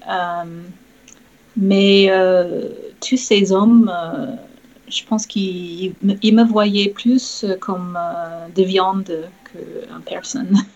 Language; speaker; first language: French; non-native, fluent; English